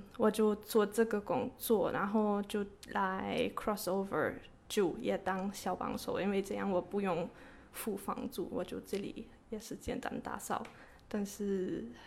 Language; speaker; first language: Chinese; non-native, fluent; German